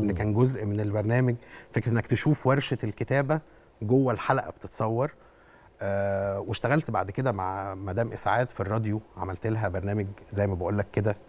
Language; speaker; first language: Arabic; native; Arabic